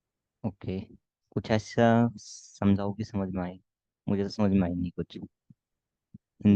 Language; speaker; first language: Hindi; native; Hindi